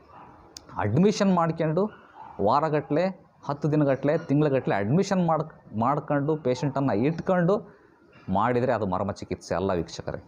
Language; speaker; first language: Kannada; native; Kannada